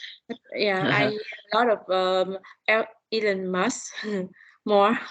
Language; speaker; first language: English; non-native, learner; Vietnamese